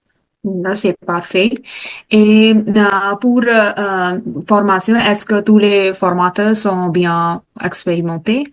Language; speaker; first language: French; non-native, learner; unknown